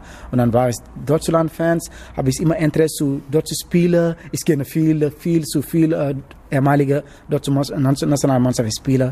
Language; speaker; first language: German; non-native, learner; Wolof